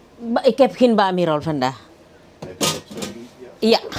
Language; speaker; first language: Dutch; non-native, fluent; Indonesian